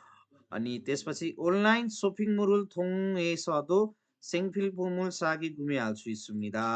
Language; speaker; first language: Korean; non-native, fluent; Nepali